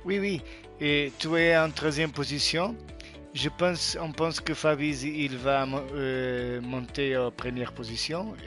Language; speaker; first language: French; non-native, learner; Portuguese